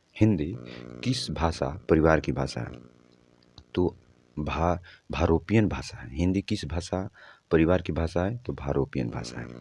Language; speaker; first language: Hindi; native; Hindi